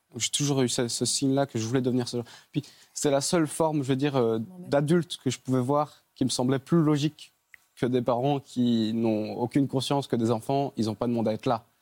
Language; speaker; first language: French; native; French